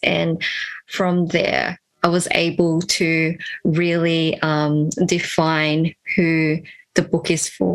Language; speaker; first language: English; native; English